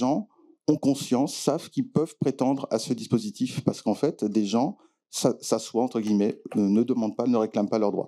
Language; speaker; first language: French; native; French